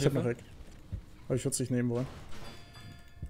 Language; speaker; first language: German; native; German